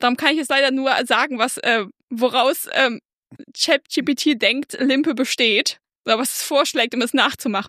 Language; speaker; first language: German; native; German